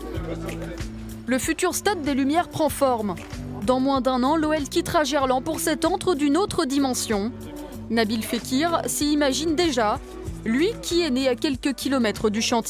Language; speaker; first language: French; native; French